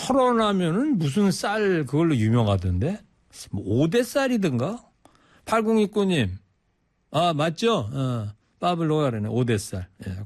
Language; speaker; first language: Korean; native; Korean